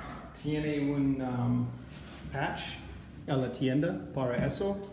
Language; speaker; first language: Spanish; non-native, learner; English